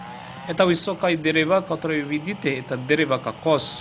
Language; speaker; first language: Russian; non-native, fluent; Javanese